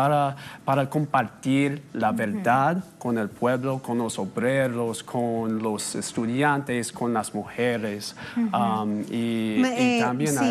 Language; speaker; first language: Spanish; non-native, fluent; English